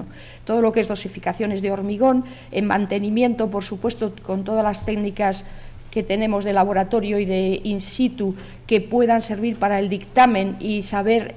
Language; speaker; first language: Spanish; native; Spanish